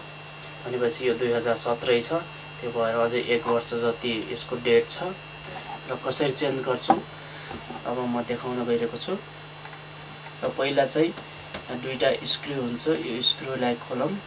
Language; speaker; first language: Nepali; native; Nepali